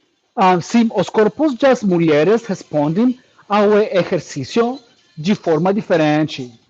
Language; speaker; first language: Portuguese; non-native, learner; English